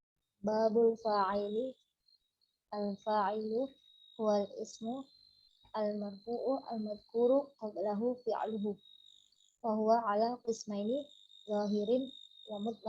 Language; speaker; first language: Arabic; non-native, learner; Indonesian